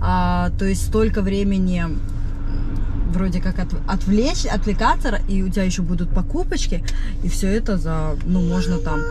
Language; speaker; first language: Russian; native; Russian